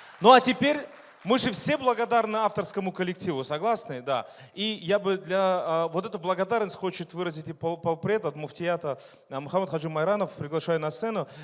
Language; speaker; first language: Russian; native; Russian